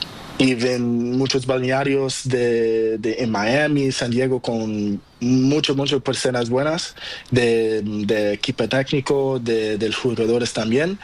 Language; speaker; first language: Spanish; non-native, learner; Portuguese